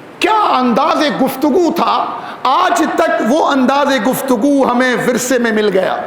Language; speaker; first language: Urdu; non-native, local second language; Kashmiri